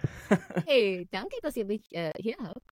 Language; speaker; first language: German; non-native, fluent; English